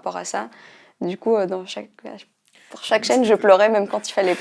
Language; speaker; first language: French; early bilingual, heritage; French